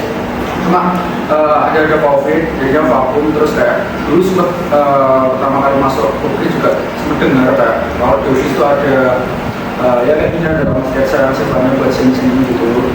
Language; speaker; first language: Indonesian; native; Indonesian